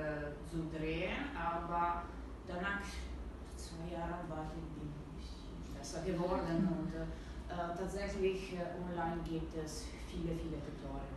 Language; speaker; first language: German; non-native, learner; Italian